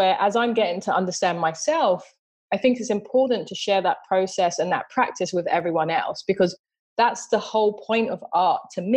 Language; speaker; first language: English; native; English